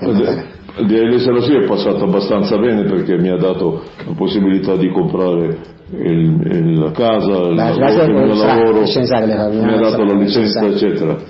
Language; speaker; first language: Italian; early bilingual, heritage; Italian